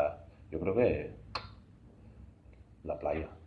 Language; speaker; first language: Spanish; non-native, fluent; English